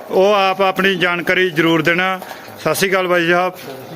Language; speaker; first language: Hindi; non-native, local second language; Punjabi